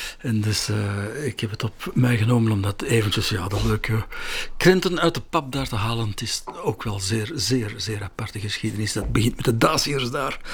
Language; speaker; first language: Dutch; native; Dutch